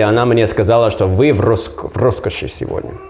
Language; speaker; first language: Russian; non-native, learner; English